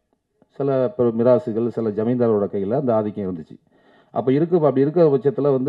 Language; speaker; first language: Tamil; native; Tamil